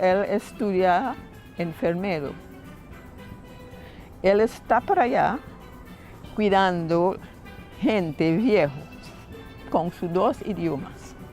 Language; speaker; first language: Spanish; non-native, learner; English